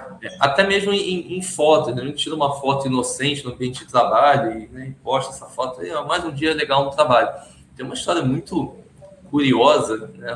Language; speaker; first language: Portuguese; early bilingual, other home language; Hebrew